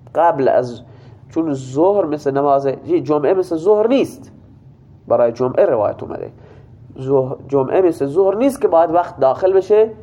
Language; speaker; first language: Persian; non-native, local second language; Baluchi